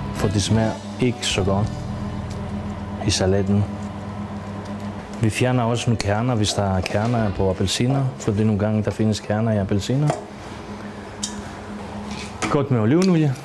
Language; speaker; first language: Danish; non-native, fluent; Greek